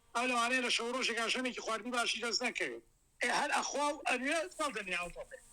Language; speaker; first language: Central Kurdish; native; Central Kurdish